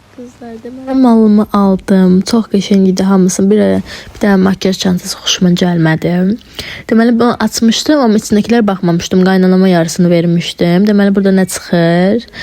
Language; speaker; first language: Azerbaijani; non-native, local second language; Talysh